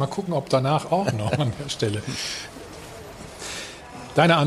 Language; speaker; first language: German; native; German